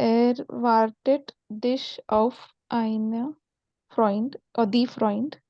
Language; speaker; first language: German; non-native, learner; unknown